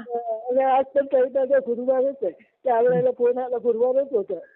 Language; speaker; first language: Marathi; non-native, local second language; Telugu